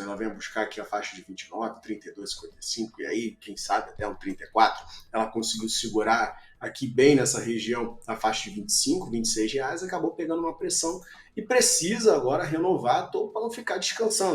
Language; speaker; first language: Portuguese; native; Portuguese